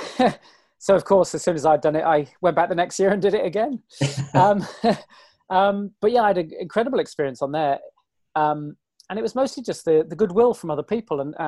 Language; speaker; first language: English; native; English